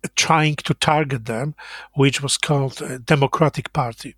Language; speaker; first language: English; non-native, fluent; Polish